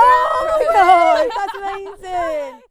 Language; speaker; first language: English; native; English